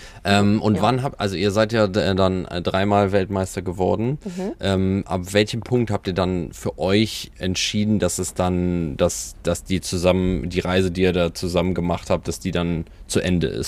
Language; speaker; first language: German; native; German